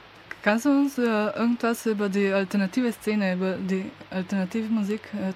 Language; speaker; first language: German; non-native, learner; Slovenian